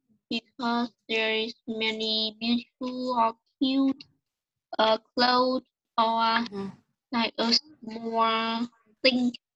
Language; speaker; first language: English; non-native, learner; Vietnamese